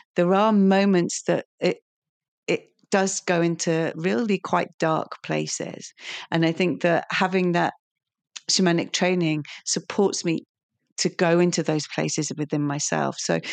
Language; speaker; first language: English; native; English